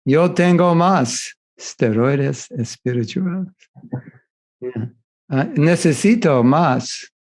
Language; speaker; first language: Spanish; non-native, learner; English